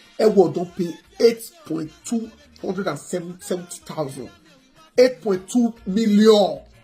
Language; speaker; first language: Nigerian Pidgin; native; Nigerian Pidgin